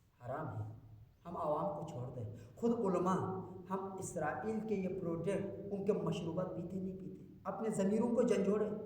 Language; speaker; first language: Urdu; non-native, local second language; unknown